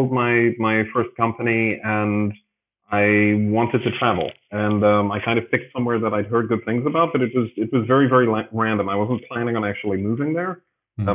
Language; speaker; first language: English; native; English